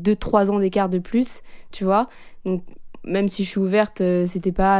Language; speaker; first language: French; native; French